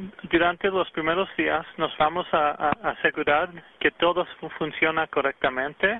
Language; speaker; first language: Spanish; early bilingual, heritage; English